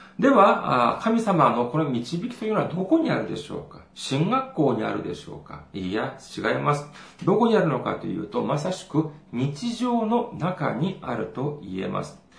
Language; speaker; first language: Japanese; non-native, fluent; Korean